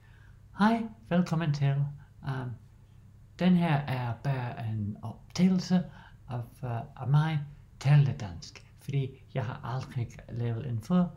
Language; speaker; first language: Danish; non-native, learner; English